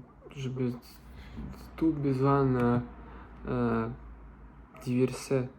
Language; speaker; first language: French; non-native, learner; Russian